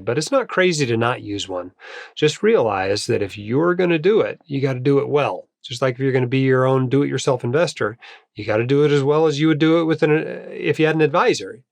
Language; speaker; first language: English; native; English